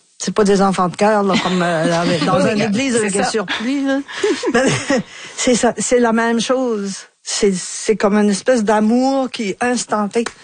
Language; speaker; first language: French; native; French